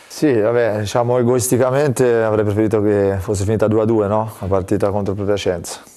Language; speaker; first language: Italian; native; Italian